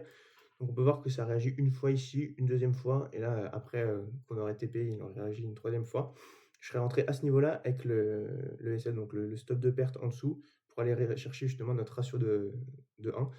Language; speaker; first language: French; native; French